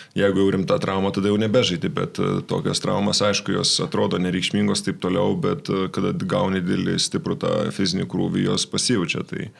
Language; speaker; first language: Lithuanian; native; Lithuanian